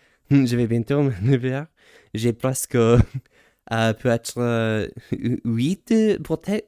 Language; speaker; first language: French; non-native, learner; English